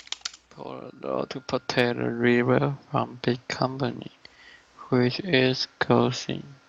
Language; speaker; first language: English; non-native, learner; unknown